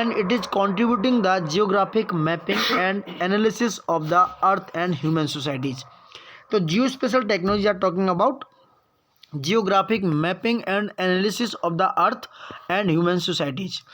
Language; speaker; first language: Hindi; native; Hindi